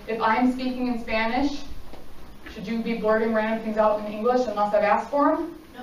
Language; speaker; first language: English; native; English